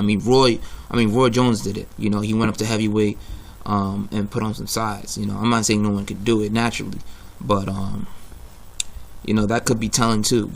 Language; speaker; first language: English; native; English